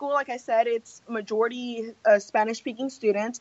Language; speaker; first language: English; early bilingual, other home language; Spanish